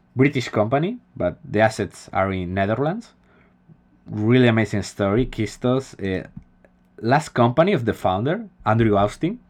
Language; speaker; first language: English; non-native, fluent; Spanish